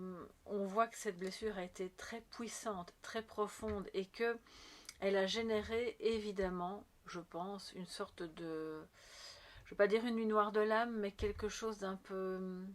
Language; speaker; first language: French; native; French